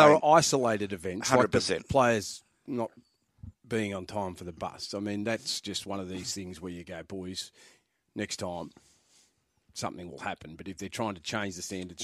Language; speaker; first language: English; native; English